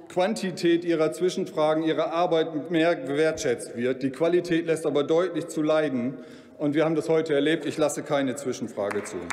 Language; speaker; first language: German; non-native, local second language; Low German